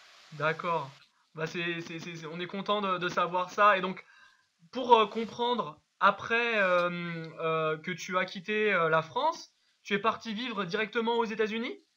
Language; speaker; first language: French; native; French